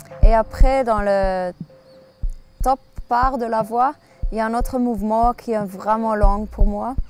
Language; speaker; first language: French; non-native, learner; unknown